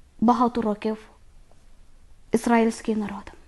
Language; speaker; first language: Ukrainian; non-native, learner; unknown